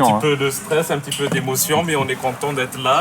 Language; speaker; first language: French; native; French